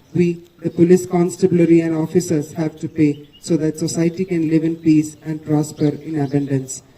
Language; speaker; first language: English; non-native, local second language; Tamil